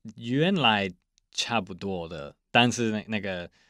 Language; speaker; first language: Chinese; non-native, fluent; English